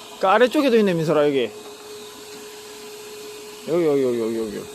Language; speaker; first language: Korean; native; Korean